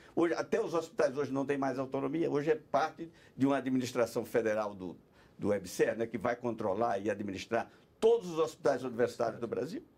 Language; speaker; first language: Portuguese; non-native, fluent; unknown